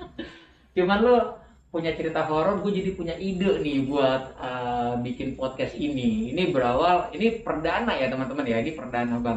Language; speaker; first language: Indonesian; native; Indonesian